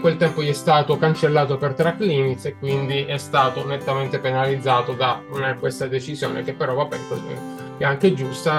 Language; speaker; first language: Italian; native; Italian